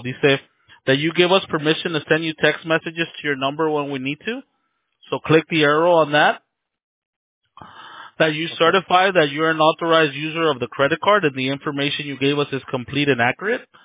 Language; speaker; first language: English; early bilingual, other home language; Spanish